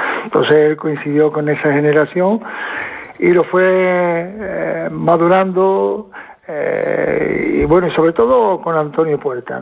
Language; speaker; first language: Spanish; native; Spanish